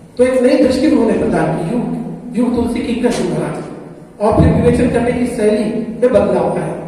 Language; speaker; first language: Hindi; native; Hindi